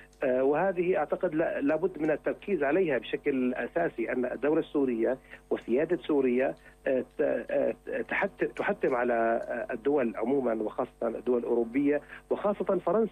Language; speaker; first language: Arabic; native; Arabic